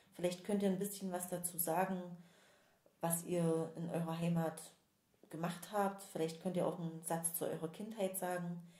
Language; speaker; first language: German; native; German